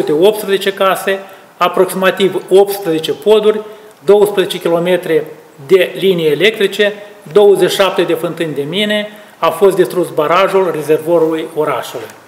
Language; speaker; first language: Romanian; native; Romanian